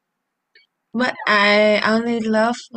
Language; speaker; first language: English; non-native, learner; Vietnamese